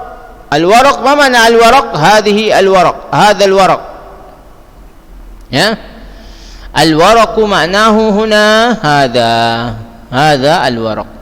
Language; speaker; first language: Arabic; non-native, fluent; Indonesian